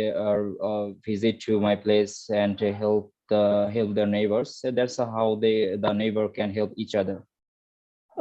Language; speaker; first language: English; non-native, learner; Bangla